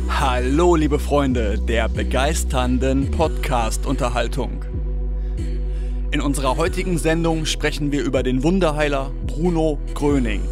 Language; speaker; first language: German; native; German